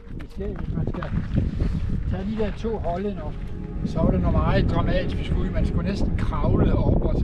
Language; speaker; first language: Danish; native; Danish